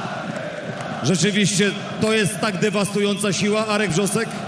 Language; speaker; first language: Polish; native; Polish